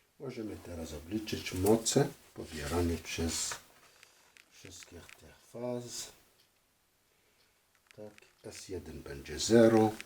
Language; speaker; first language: Polish; non-native, fluent; French